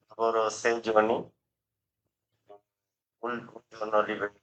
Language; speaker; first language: Italian; non-native, learner; Bangla